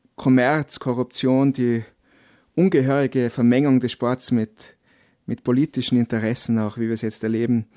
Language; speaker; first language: German; native; German